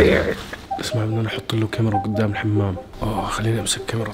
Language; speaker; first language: Arabic; native; Arabic